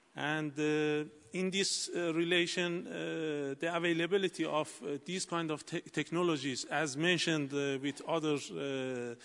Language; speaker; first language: English; non-native, learner; Persian